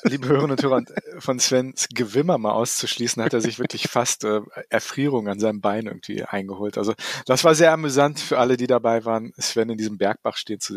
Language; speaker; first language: German; native; German